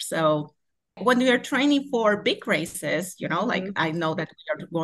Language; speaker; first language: English; non-native, fluent; Spanish